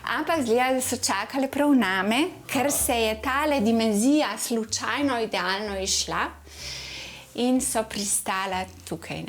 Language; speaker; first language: Slovenian; native; Slovenian